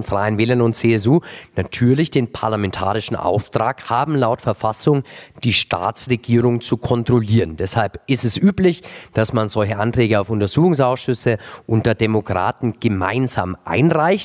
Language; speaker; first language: German; native; German